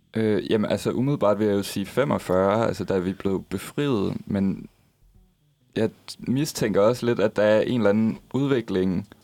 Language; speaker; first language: Danish; native; Danish